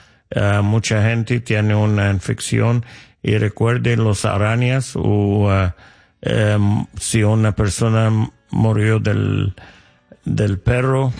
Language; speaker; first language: Spanish; non-native, learner; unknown